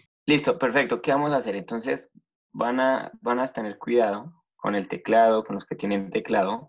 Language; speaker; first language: Spanish; native; Spanish